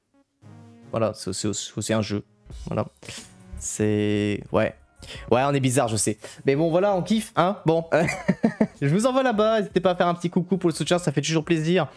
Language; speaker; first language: French; native; French